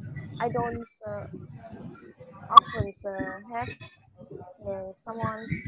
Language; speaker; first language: English; non-native, learner; Vietnamese